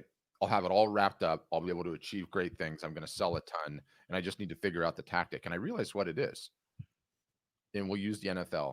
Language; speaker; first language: English; native; English